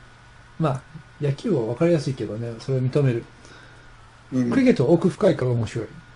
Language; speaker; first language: Japanese; non-native, fluent; English